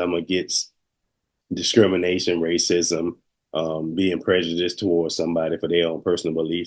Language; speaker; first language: English; native; English